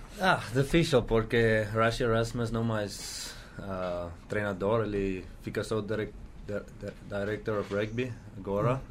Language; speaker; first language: Portuguese; non-native, learner; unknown